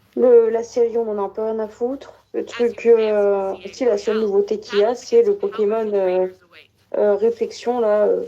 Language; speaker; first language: French; native; French